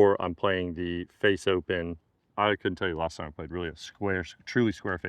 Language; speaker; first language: English; native; English